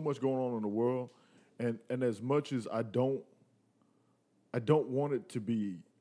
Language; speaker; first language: English; early bilingual, other home language; Spanish